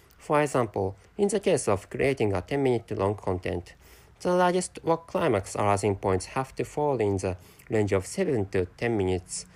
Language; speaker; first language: English; non-native, fluent; Japanese